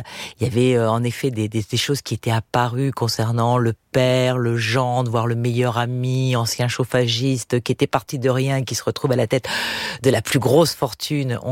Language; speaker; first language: French; native; French